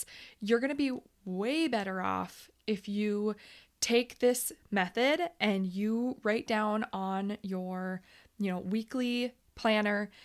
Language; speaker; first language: English; native; English